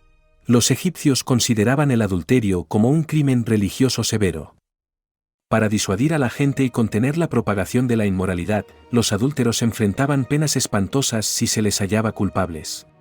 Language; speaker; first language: Spanish; native; Spanish